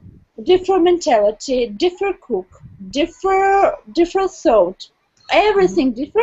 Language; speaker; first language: English; non-native, learner; Russian